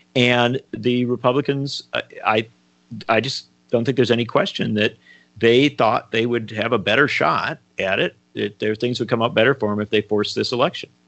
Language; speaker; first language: English; native; English